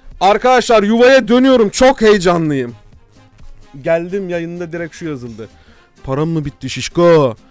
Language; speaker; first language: Turkish; native; Turkish